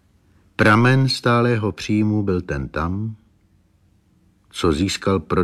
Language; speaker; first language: Czech; native; Czech